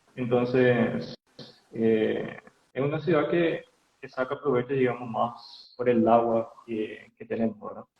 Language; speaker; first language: Spanish; native; Spanish